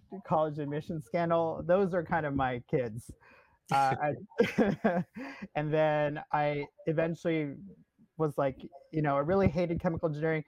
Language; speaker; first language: English; native; English